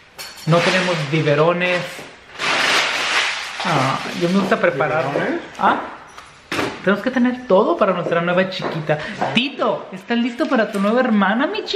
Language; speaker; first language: Spanish; native; Spanish